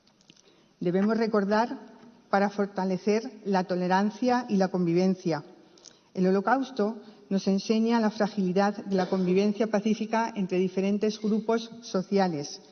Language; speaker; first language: Spanish; native; Spanish